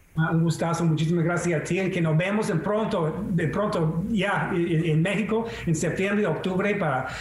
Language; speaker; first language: Spanish; non-native, fluent; English